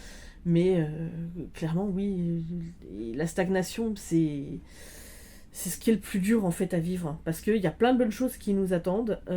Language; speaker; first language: French; native; French